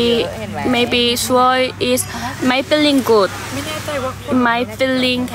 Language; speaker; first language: English; non-native, learner; Thai